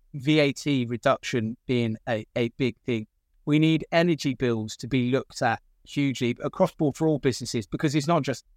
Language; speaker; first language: English; native; English